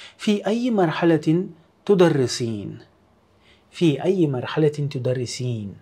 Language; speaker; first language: Arabic; non-native, fluent; Uzbek